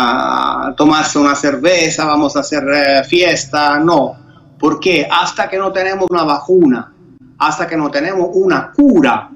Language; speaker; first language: Spanish; non-native, fluent; Italian